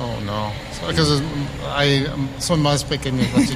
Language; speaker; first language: Spanish; early bilingual, heritage; English